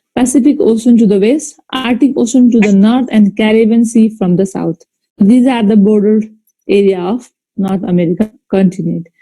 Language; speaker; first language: English; non-native, local second language; Nepali